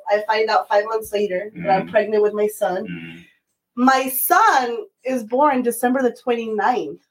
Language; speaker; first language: English; early bilingual, other home language; Spanish